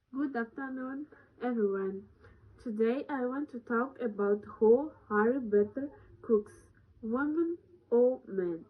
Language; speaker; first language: English; non-native, learner; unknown